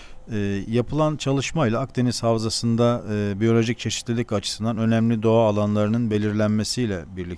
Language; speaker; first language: Turkish; native; Turkish